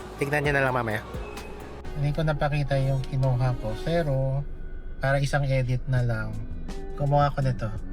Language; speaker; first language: Filipino; non-native, local second language; Hiligaynon